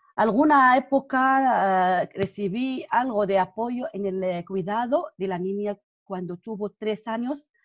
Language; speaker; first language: Spanish; non-native, fluent; Arabic